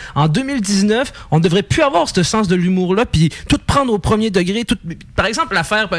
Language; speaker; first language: French; native; French